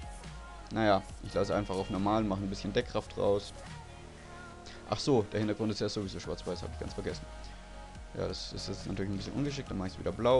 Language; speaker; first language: German; native; German